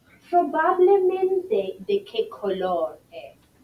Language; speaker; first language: Spanish; non-native, fluent; English